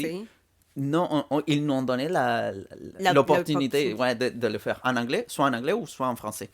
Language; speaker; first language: French; non-native, fluent; Spanish